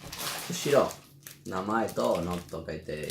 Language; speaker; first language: Japanese; non-native, learner; Spanish